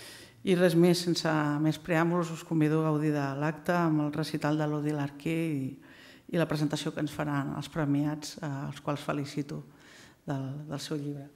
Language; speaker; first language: Catalan; native; Catalan